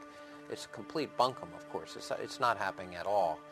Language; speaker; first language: English; native; English